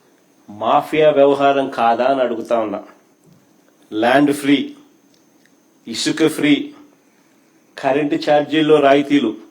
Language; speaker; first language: Telugu; native; Telugu